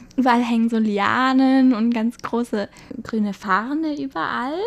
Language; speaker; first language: German; native; German